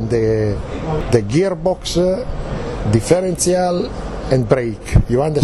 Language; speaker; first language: English; non-native, learner; Italian